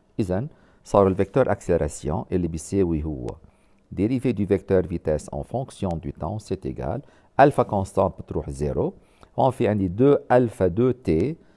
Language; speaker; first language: French; non-native, local second language; Arabic